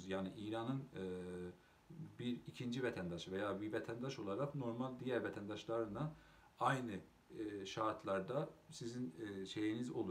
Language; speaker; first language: Turkish; non-native, local second language; Azerbaijani